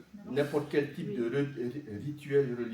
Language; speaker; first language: French; native; French